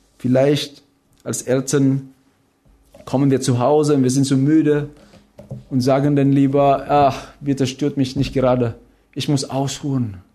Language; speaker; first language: German; non-native, fluent; Filipino